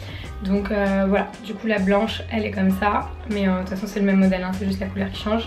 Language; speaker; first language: French; native; French